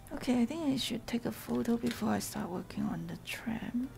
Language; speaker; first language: English; non-native, local second language; Cantonese